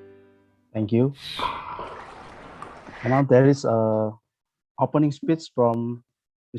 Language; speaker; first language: English; non-native, learner; Indonesian